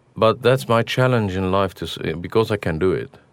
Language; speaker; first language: English; non-native, local second language; Afrikaans